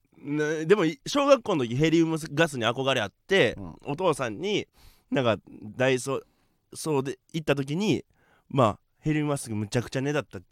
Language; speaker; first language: Japanese; native; Japanese